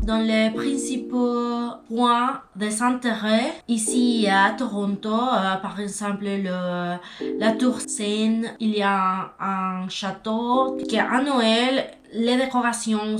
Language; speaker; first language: French; non-native, learner; Spanish